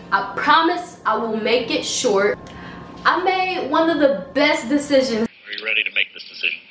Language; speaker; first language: English; native; English